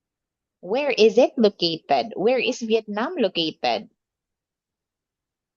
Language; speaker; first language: English; non-native, local second language; Filipino